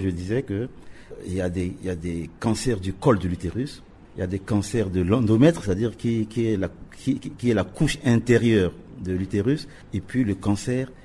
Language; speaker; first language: French; non-native, local second language; Sango